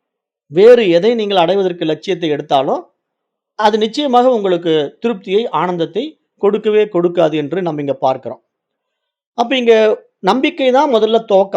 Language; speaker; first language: Tamil; native; Tamil